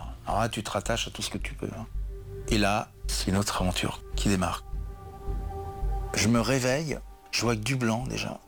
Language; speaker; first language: French; native; French